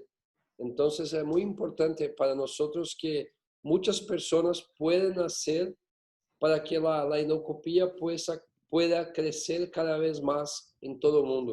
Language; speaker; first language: Spanish; non-native, learner; Portuguese